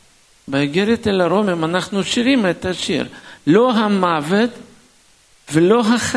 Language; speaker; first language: Hebrew; non-native, fluent; Russian